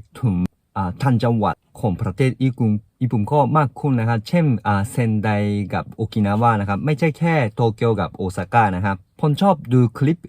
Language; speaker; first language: Thai; non-native, fluent; Japanese